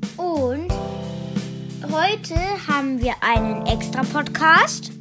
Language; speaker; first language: German; native; German